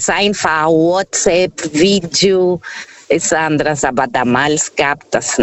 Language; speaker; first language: German; non-native, learner; Portuguese